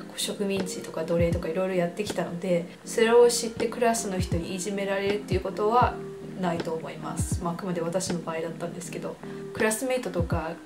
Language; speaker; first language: Japanese; early bilingual, heritage; Japanese